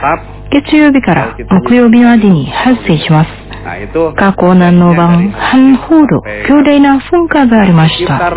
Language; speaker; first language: Japanese; non-native, fluent; Indonesian